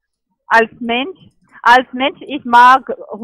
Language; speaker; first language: German; non-native, learner; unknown